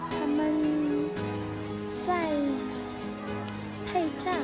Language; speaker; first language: Chinese; non-native, learner; Vietnamese